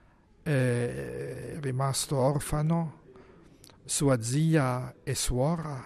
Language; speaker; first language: Italian; non-native, fluent; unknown